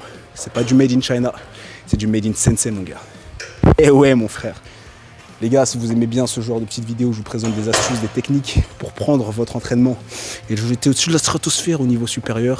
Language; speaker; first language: French; native; French